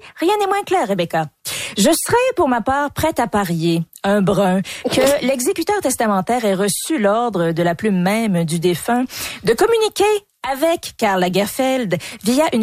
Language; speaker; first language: French; native; French